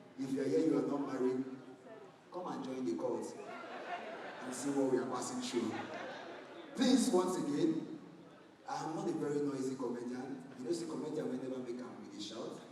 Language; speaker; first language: Nigerian Pidgin; non-native, local second language; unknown